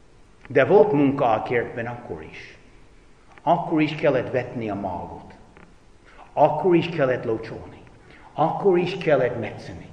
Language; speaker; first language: Hungarian; non-native, fluent; English